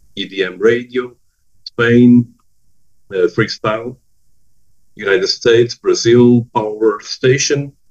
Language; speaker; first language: English; non-native, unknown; Portuguese